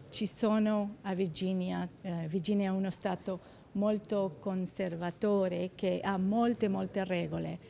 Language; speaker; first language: Italian; non-native, fluent; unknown